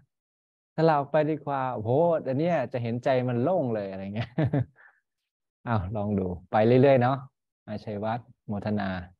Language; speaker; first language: Thai; native; Thai